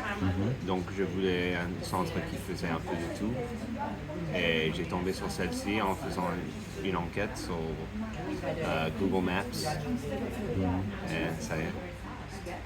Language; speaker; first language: French; non-native, fluent; English